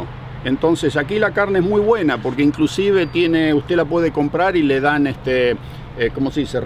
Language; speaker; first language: Spanish; native; Spanish